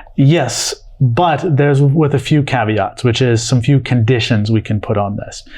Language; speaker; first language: English; native; English